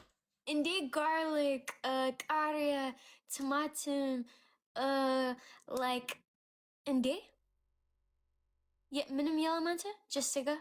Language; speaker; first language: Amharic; early bilingual, heritage; English